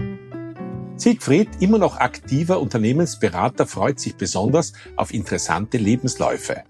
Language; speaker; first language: German; native; German